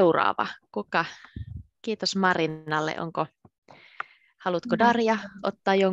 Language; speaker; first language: Finnish; native; Finnish